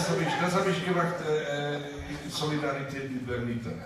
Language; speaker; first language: German; non-native, learner; English